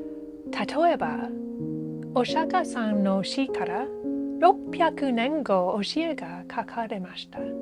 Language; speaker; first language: Japanese; non-native, learner; English